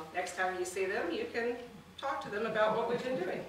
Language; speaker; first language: English; native; English